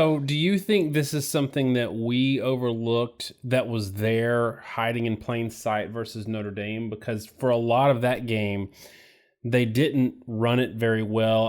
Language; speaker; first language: English; native; English